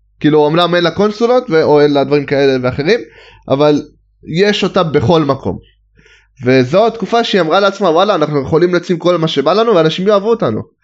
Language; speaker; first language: Hebrew; native; Hebrew